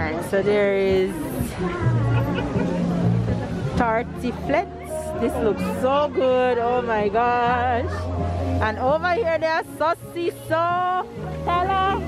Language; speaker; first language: English; native; English